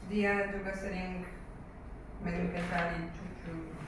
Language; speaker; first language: Indonesian; non-native, learner; Polish